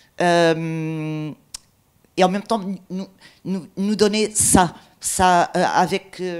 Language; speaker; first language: French; non-native, learner; Portuguese